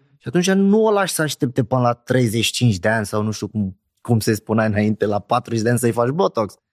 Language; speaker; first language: Romanian; non-native, fluent; Arabic